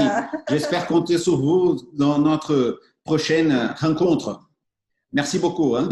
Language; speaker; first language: French; non-native, fluent; Portuguese